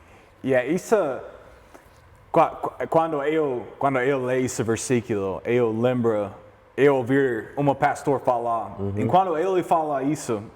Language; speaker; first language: Portuguese; non-native, learner; English